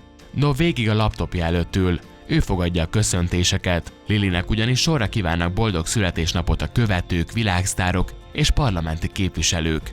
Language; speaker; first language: Hungarian; native; Hungarian